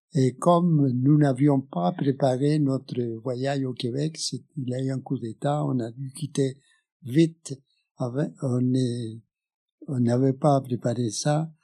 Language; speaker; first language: French; non-native, fluent; Spanish